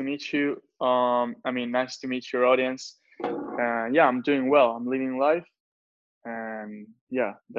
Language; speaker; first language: English; non-native, fluent; Italian